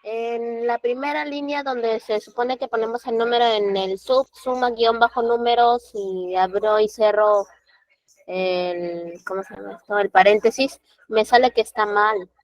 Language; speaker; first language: Spanish; native; Spanish